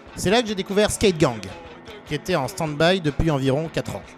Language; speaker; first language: French; native; French